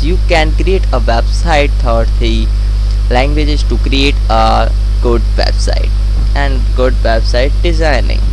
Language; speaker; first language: English; non-native, learner; Hindi